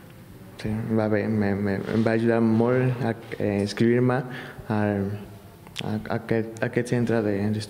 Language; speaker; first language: Catalan; non-native, learner; Spanish